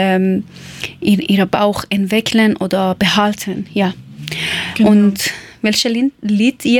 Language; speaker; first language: German; non-native, learner; Persian